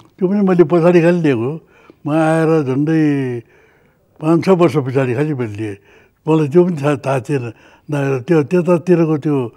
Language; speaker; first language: Nepali; native; Nepali